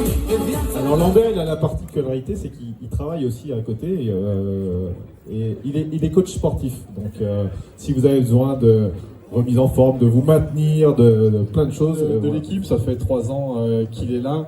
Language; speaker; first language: French; native; French